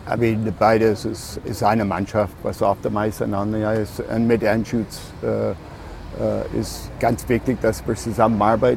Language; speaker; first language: German; non-native, fluent; English